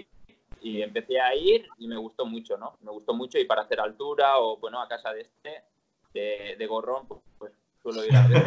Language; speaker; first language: Spanish; native; Spanish